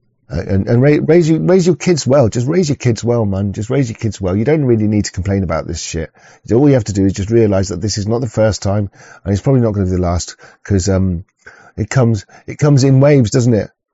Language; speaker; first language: English; native; English